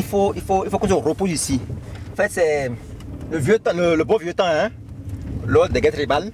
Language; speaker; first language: French; non-native, local second language; Fon